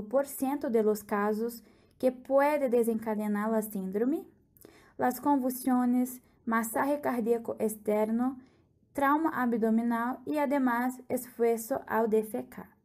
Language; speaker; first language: Portuguese; non-native, learner; Spanish